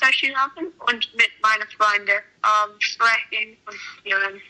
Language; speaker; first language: German; non-native, learner; English